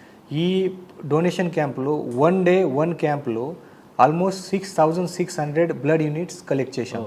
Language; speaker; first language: Telugu; non-native, fluent; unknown